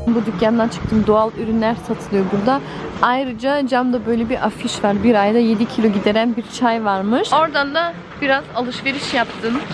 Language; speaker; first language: Turkish; early bilingual, heritage; Turkish